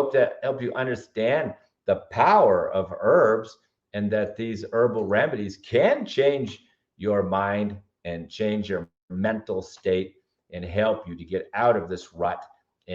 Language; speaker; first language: English; native; English